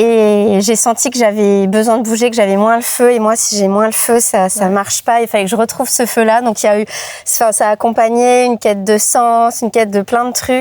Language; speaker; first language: French; native; French